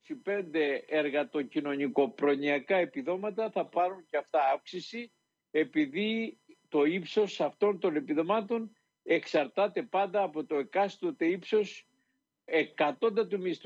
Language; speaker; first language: Greek; native; Greek